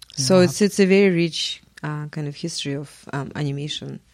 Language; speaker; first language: English; non-native, fluent; Russian